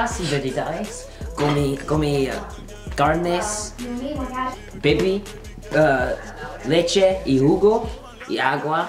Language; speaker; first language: Spanish; non-native, learner; English